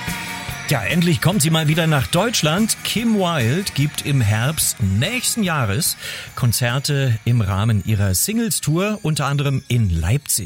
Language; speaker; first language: German; native; German